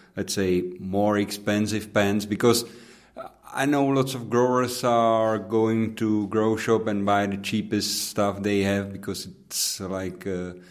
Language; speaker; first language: English; non-native, fluent; Czech